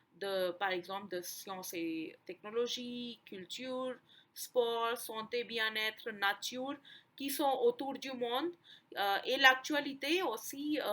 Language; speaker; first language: French; non-native, fluent; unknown